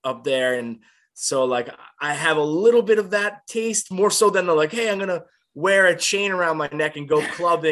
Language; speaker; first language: English; native; English